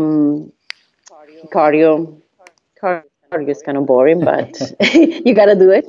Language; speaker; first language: English; non-native, fluent; Spanish